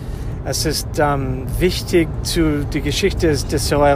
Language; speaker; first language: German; non-native, learner; English